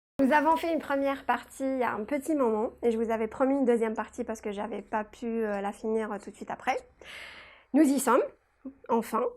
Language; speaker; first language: French; non-native, local second language; Kabyle